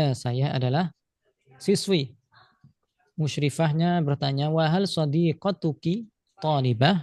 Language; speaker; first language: Indonesian; native; Indonesian